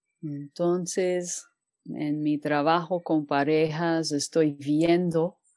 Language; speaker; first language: Spanish; non-native, fluent; English